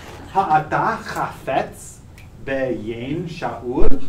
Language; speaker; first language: Hebrew; non-native, learner; English